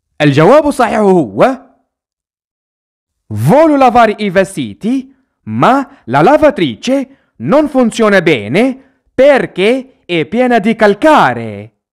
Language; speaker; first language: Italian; non-native, fluent; Arabic